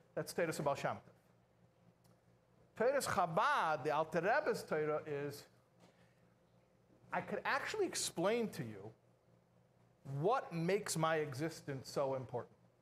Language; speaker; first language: English; native; English